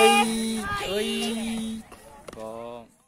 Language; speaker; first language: Portuguese; non-native, learner; Japanese